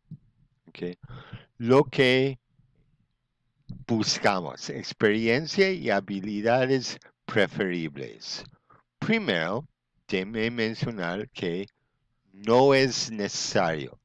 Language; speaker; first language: Spanish; non-native, fluent; English